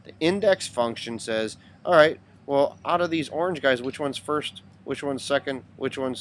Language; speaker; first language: English; native; English